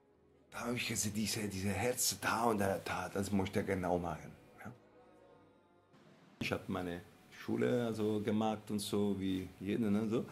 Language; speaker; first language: German; non-native, fluent; Italian